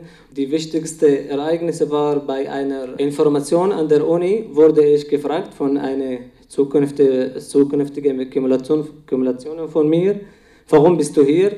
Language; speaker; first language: German; non-native, fluent; Arabic